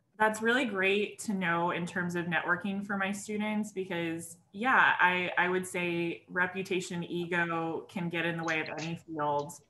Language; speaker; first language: English; native; English